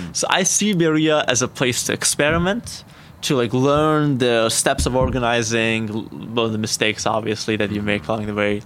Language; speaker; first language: English; non-native, fluent; Azerbaijani